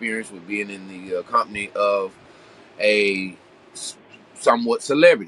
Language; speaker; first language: English; native; English